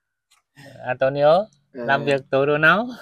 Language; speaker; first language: Vietnamese; native; Vietnamese